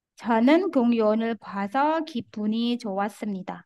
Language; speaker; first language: Korean; non-native, fluent; Indonesian